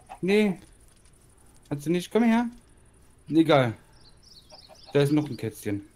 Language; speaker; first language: German; native; German